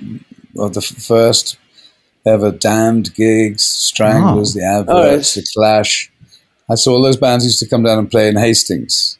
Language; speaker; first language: English; native; English